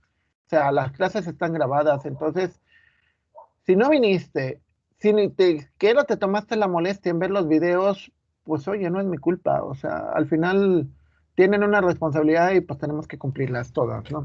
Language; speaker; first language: Spanish; native; Spanish